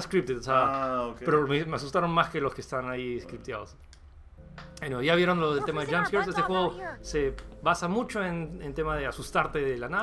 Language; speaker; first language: Spanish; native; Spanish